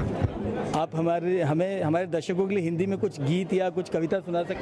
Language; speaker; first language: Hindi; native; Hindi